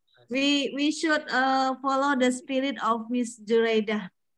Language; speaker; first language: English; non-native, learner; Indonesian